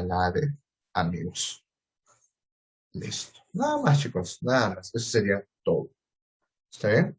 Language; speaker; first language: Spanish; native; Spanish